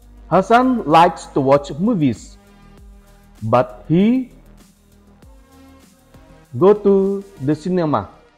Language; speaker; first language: English; non-native, fluent; Indonesian